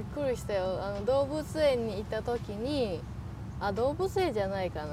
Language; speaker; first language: Japanese; non-native, learner; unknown